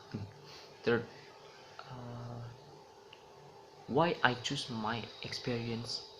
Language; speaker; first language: English; non-native, learner; Indonesian